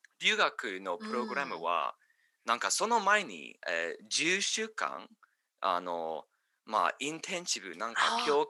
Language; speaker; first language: Japanese; non-native, learner; English